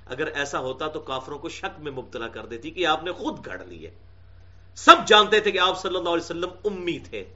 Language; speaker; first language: Urdu; non-native, local second language; Punjabi